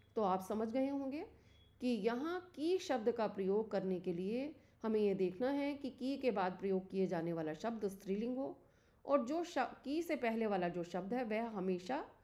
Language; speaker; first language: Hindi; native; Hindi